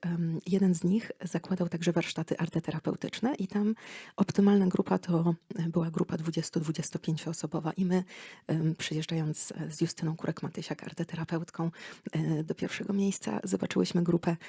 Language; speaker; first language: Polish; native; Polish